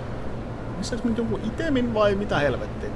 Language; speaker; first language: Finnish; native; Finnish